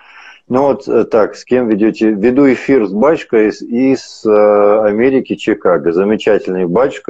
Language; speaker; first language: Russian; native; Russian